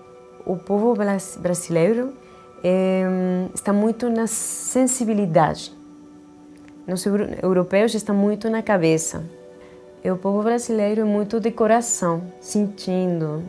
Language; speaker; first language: Portuguese; non-native, fluent; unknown